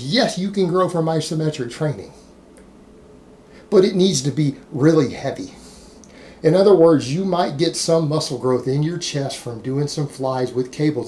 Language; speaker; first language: English; native; English